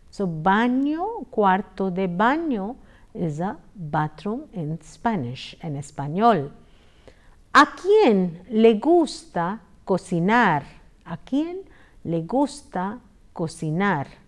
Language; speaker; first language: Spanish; non-native, fluent; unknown